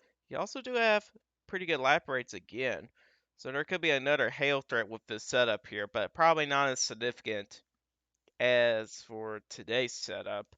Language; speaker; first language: English; native; English